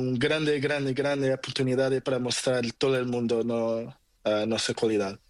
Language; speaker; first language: Spanish; non-native, learner; Portuguese